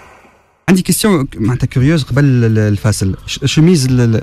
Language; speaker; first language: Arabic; native; Arabic